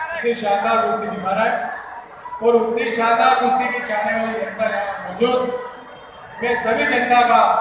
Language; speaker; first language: Hindi; native; Hindi